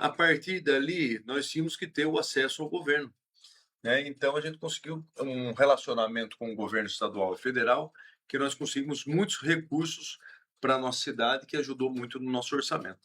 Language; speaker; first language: Portuguese; native; Portuguese